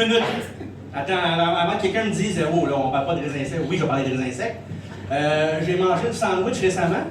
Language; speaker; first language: French; native; French